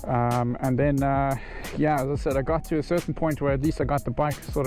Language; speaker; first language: English; native; English